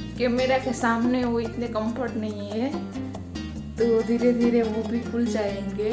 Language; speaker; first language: Hindi; non-native, local second language; Gujarati